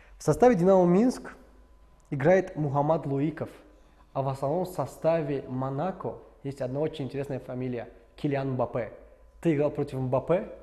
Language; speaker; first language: Russian; non-native, local second language; Tajik